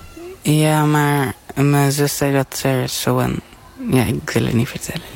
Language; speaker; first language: Dutch; early bilingual, other home language; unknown